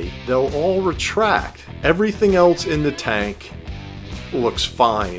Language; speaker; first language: English; native; English